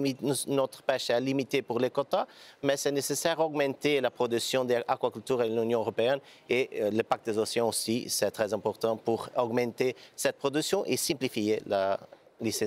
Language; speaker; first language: French; non-native, learner; Portuguese